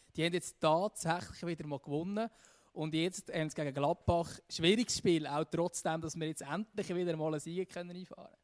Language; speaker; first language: German; native; German